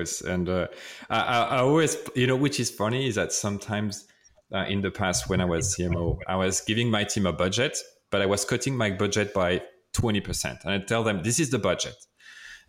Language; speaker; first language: English; non-native, fluent; French